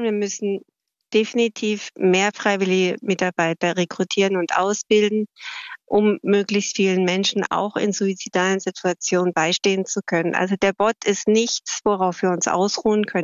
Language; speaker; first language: German; native; German